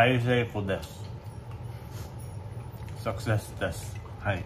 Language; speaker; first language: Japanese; non-native, learner; Korean